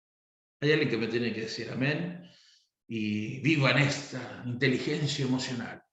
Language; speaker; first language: Spanish; native; Spanish